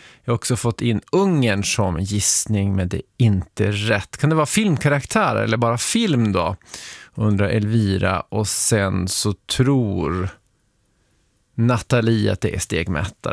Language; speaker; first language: Swedish; native; Swedish